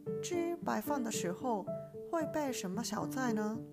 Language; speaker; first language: Chinese; non-native, learner; Japanese